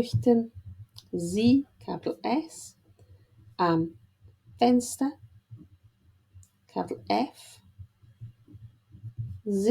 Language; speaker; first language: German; non-native, fluent; English